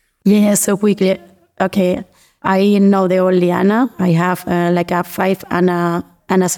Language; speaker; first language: English; non-native, learner; Spanish